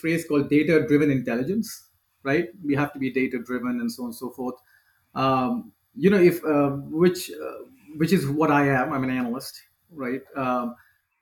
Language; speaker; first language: English; non-native, local second language; Hindi